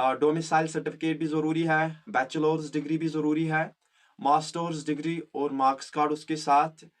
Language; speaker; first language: Hindi; non-native, local second language; Kashmiri